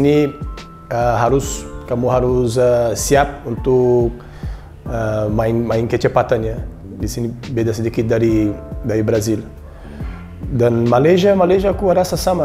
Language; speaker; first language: Indonesian; non-native, learner; Portuguese